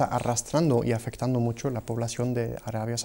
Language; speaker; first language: Spanish; native; Spanish